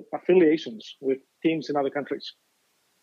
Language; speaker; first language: English; non-native, fluent; Greek